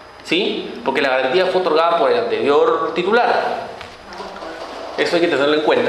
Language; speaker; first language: Spanish; native; Spanish